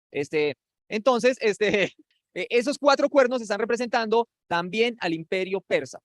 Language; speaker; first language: Spanish; native; Spanish